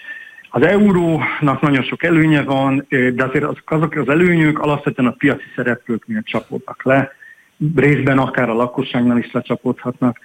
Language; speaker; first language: Hungarian; native; Hungarian